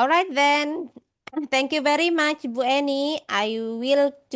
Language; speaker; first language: English; non-native, fluent; Indonesian